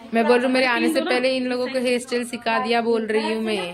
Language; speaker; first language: Hindi; non-native, fluent; Kannada